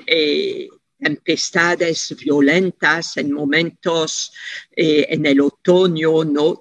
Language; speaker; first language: Spanish; non-native, fluent; French